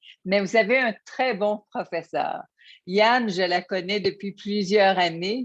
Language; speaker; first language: French; native; French